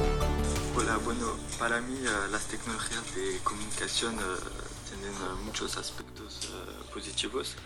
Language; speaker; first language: Spanish; non-native, learner; French